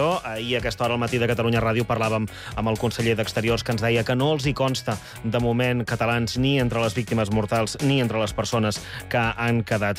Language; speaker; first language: Catalan; native; Catalan